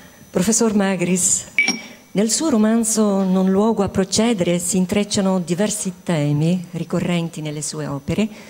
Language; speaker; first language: Italian; non-native, fluent; Dutch